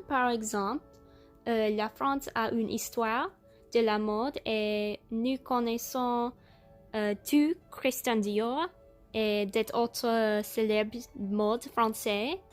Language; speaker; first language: French; non-native, learner; English